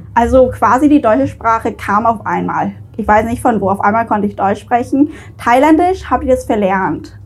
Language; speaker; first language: German; early bilingual, other home language; Thai